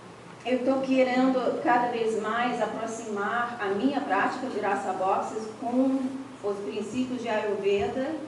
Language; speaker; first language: Portuguese; non-native, fluent; English